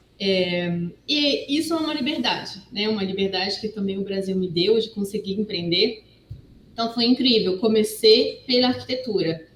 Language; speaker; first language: Portuguese; non-native, fluent; French